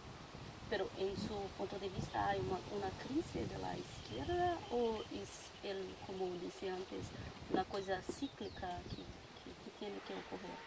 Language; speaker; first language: Spanish; non-native, learner; Portuguese